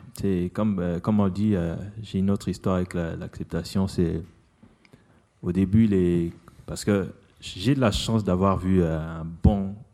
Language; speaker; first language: French; non-native, local second language; Lingala